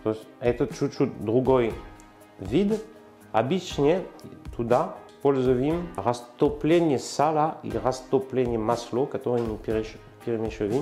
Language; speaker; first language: Russian; non-native, learner; French